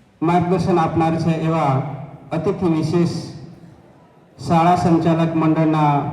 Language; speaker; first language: Gujarati; native; Gujarati